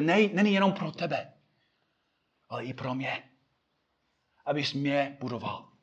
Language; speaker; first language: Czech; non-native, fluent; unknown